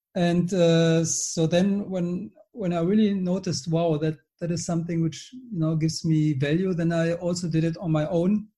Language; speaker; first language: English; non-native, fluent; German